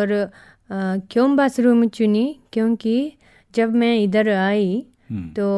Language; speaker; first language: Hindi; non-native, fluent; Japanese